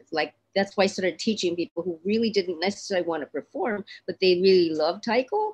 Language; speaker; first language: English; native; English